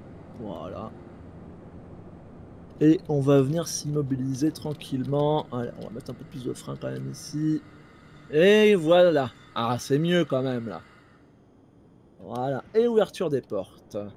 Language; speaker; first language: French; native; French